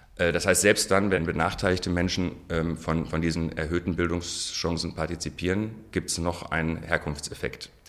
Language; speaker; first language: German; non-native, local second language; Arabic